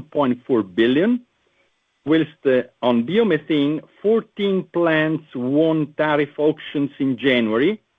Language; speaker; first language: English; non-native, fluent; Italian